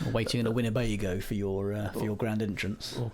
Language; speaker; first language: English; native; English